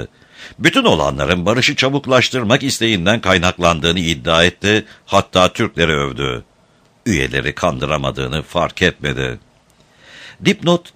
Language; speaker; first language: Turkish; native; Turkish